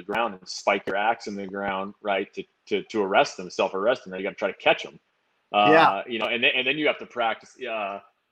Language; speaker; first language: English; native; English